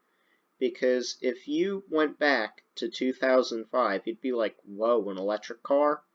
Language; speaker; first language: English; native; English